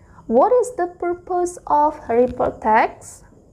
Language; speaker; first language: English; non-native, fluent; Indonesian